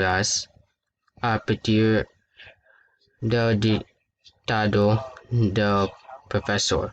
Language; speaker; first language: Spanish; non-native, learner; English